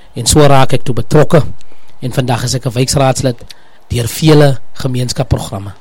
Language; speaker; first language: Afrikaans; native; Afrikaans